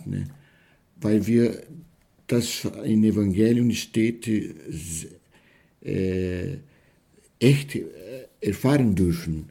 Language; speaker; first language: German; non-native, learner; Portuguese